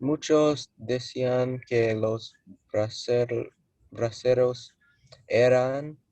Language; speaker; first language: Spanish; non-native, learner; English